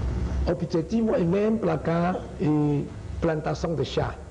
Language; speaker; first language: Portuguese; non-native, learner; Chinese